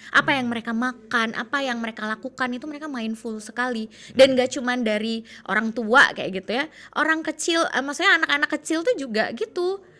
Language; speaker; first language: Indonesian; native; Indonesian